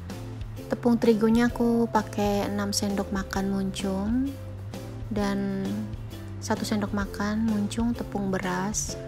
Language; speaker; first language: Indonesian; native; Indonesian